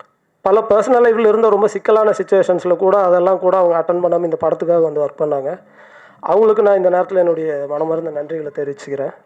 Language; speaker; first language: Tamil; native; Tamil